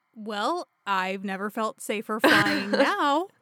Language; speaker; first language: English; native; English